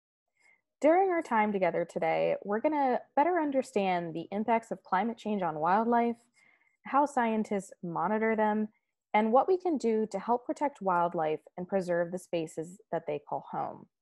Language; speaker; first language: English; native; English